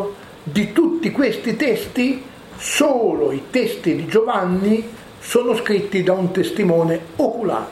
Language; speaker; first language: Italian; native; Italian